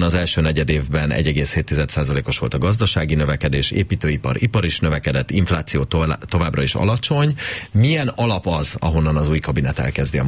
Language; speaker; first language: Hungarian; native; Hungarian